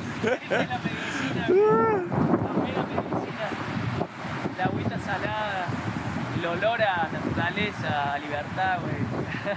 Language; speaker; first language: Spanish; native; Spanish